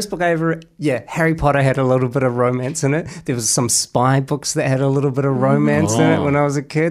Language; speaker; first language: English; native; English